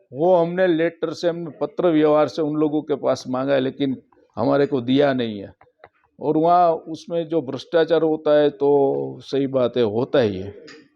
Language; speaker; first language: Hindi; non-native, local second language; Gujarati